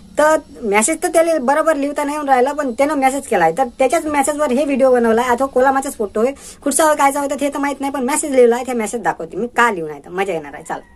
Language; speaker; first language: Marathi; non-native, local second language; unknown